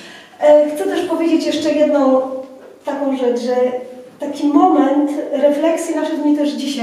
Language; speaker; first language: Polish; native; Polish